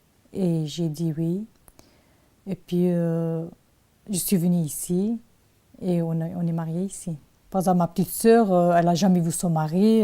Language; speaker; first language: French; non-native, learner; Turkish